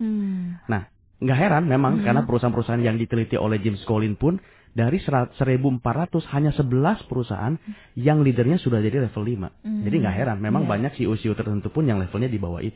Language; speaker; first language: Indonesian; native; Indonesian